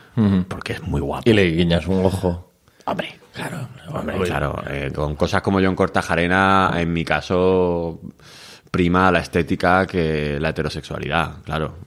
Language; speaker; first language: Spanish; native; Spanish